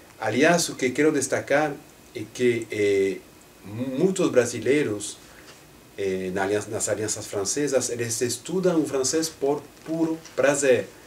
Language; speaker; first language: Portuguese; non-native, fluent; French